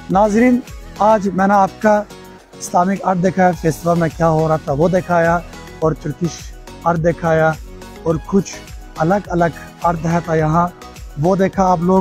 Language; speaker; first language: Hindi; non-native, learner; Turkish